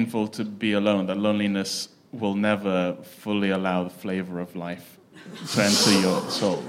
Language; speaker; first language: English; native; English